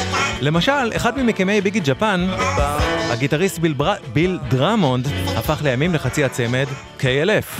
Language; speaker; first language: Hebrew; native; Hebrew